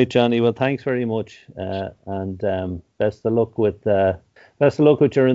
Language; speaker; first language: English; native; English